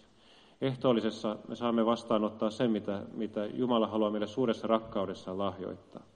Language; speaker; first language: Finnish; native; Finnish